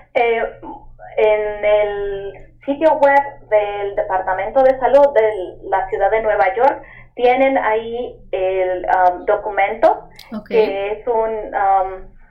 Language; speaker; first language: Spanish; native; Spanish